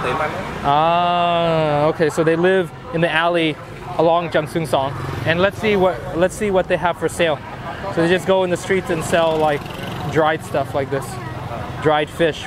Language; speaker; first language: English; early bilingual, other home language; Vietnamese